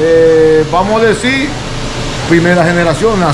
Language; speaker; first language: Spanish; native; Spanish